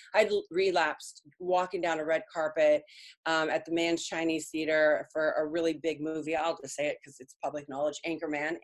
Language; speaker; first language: English; early bilingual, other home language; Spanish